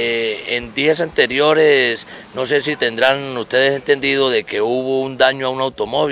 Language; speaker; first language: Spanish; native; Spanish